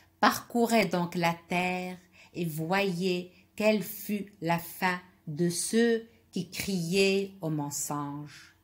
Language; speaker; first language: French; non-native, local second language; Arabic